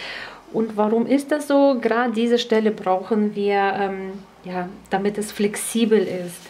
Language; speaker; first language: German; native; German